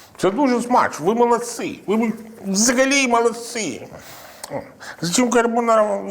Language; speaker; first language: Ukrainian; non-native, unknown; Italian